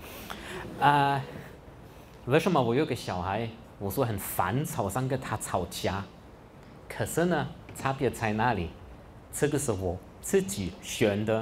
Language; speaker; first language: Chinese; non-native, fluent; German